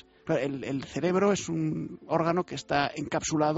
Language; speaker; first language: Spanish; native; Spanish